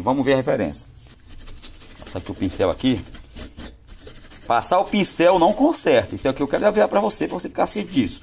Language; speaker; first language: Portuguese; native; Portuguese